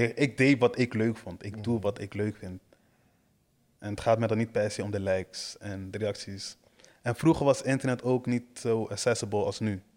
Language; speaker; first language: Dutch; early bilingual, other home language; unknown